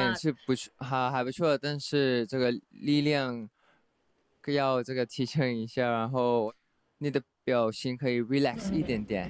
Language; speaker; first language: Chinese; non-native, fluent; Thai